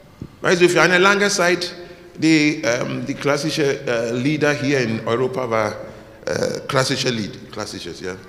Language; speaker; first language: German; non-native, learner; English